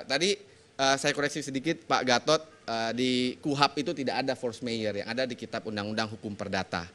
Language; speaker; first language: Indonesian; native; Indonesian